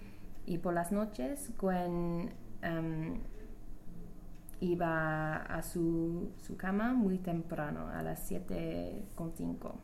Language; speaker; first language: Spanish; non-native, learner; English